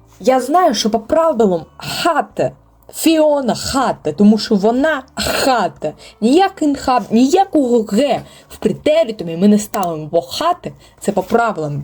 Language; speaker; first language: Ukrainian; non-native, local second language; Russian